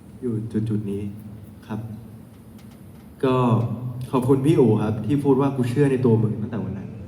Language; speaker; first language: Thai; native; Thai